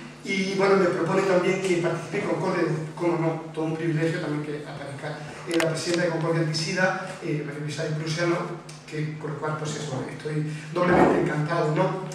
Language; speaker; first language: Spanish; native; Spanish